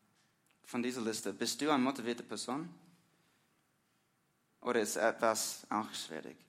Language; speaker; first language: German; non-native, learner; English